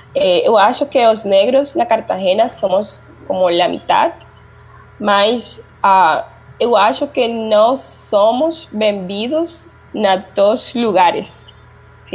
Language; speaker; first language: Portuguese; non-native, learner; Spanish